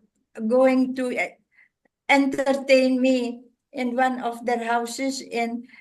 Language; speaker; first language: English; non-native, fluent; Indonesian